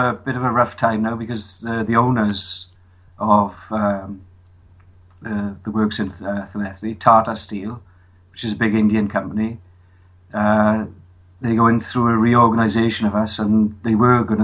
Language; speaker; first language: English; native; English